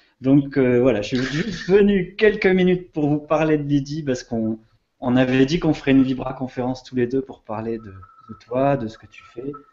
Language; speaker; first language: French; native; French